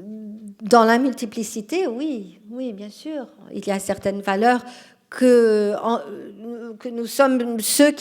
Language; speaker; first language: French; non-native, fluent; Portuguese